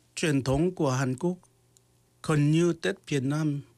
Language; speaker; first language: Vietnamese; non-native, fluent; Korean